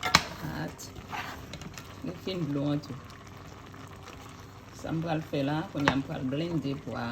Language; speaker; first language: French; non-native, learner; Haitian Creole